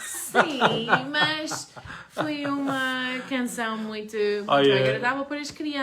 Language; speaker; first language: Portuguese; non-native, learner; English